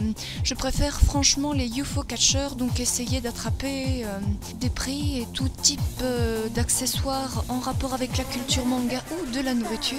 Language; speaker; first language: French; native; French